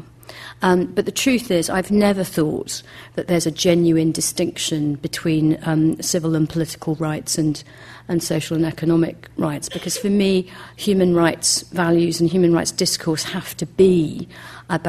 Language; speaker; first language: English; native; English